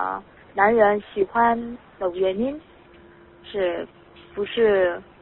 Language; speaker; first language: Chinese; non-native, learner; Korean